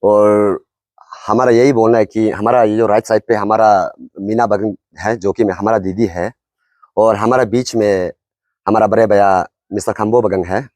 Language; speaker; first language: Hindi; non-native, local second language; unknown